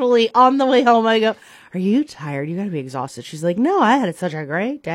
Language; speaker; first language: English; native; English